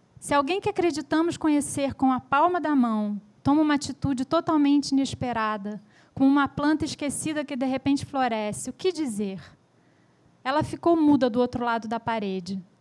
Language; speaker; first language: Portuguese; early bilingual, other home language; Spanish